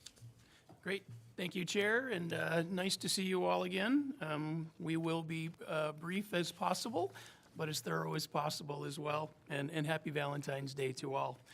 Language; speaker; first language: English; native; English